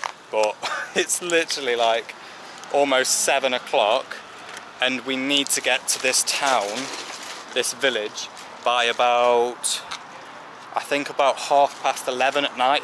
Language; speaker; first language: English; native; English